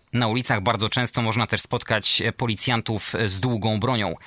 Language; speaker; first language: Polish; native; Polish